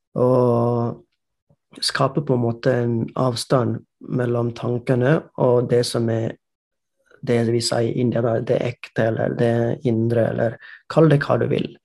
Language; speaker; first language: Norwegian; non-native, fluent; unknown